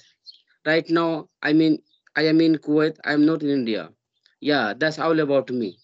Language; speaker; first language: English; non-native, learner; Hindi